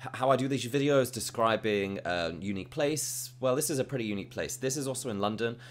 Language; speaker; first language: English; native; English